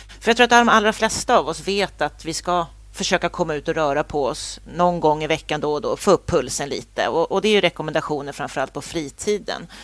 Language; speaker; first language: Swedish; native; Swedish